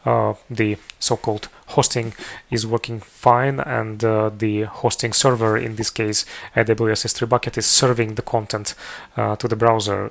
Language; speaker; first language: English; non-native, fluent; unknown